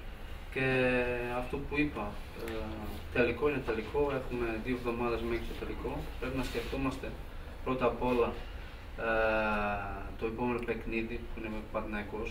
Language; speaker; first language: Greek; non-native, learner; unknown